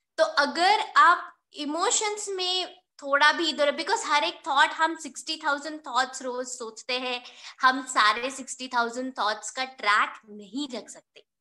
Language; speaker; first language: Hindi; non-native, local second language; Marathi